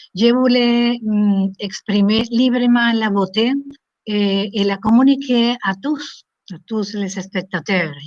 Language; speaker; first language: French; non-native, learner; Spanish